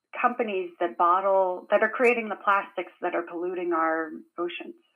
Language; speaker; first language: English; native; English